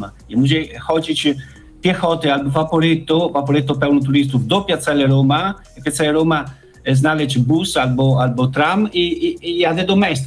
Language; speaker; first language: Polish; non-native, learner; Italian